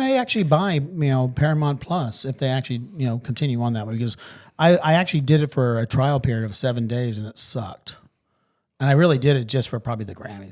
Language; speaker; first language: English; native; English